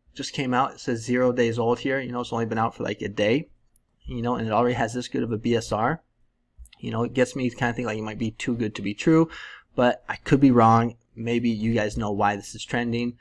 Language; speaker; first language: English; native; English